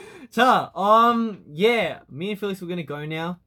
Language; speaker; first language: English; early bilingual, other home language; Korean